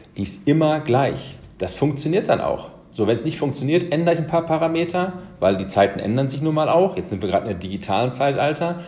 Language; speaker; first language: German; early bilingual, other home language; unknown